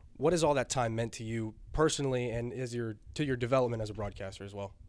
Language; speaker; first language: English; native; English